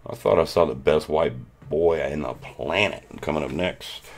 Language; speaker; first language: English; native; English